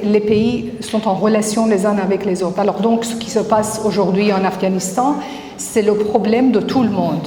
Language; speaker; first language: French; non-native, fluent; Persian